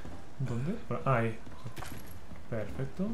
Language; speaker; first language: Spanish; native; Spanish